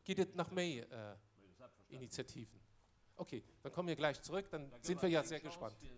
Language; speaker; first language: German; non-native, local second language; Luxembourgish